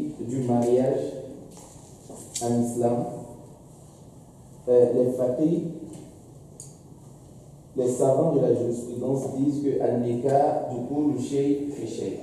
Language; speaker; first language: French; non-native, local second language; Dyula